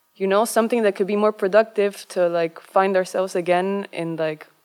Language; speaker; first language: English; non-native, fluent; Spanish